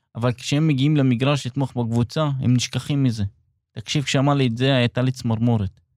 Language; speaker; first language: Hebrew; non-native, local second language; Arabic